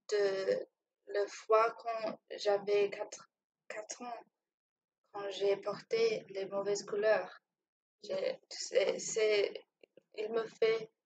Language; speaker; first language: French; non-native, learner; English